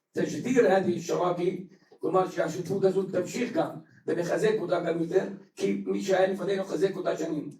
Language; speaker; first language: Hebrew; non-native, local second language; Arabic